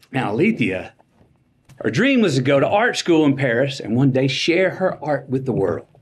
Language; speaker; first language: English; native; English